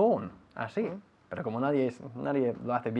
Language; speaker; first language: Spanish; non-native, fluent; English